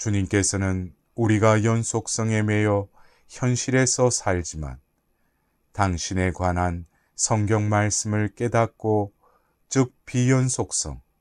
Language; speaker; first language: Korean; native; Korean